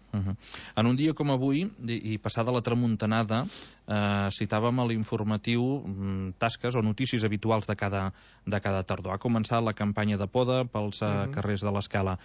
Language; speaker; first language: Catalan; native; Catalan